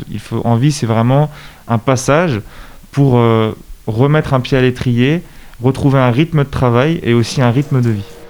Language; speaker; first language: French; native; French